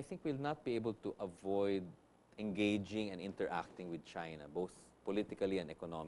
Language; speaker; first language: English; non-native, local second language; Filipino